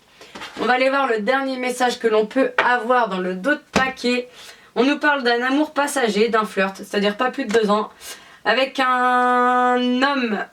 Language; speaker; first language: French; native; French